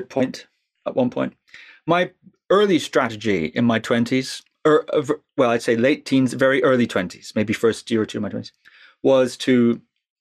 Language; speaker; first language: English; native; English